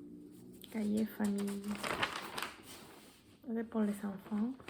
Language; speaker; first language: French; non-native, fluent; Spanish